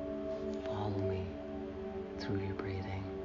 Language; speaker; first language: English; native; English